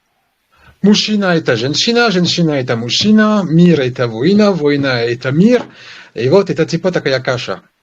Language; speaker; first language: Russian; non-native, learner; French